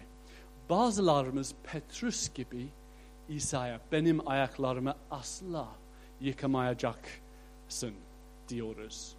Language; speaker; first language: Turkish; non-native, fluent; English